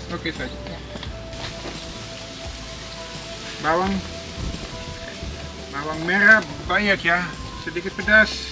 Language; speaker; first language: Indonesian; non-native, learner; Dutch